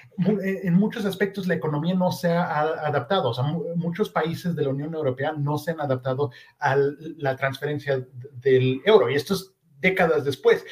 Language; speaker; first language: Spanish; native; Spanish